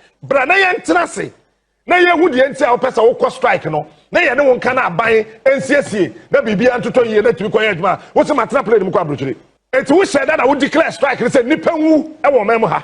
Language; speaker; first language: English; non-native, local second language; Akan